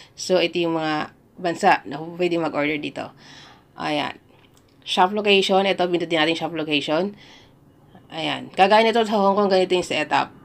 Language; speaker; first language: Filipino; native; Filipino